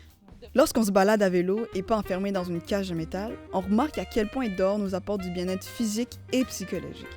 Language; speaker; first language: French; native; French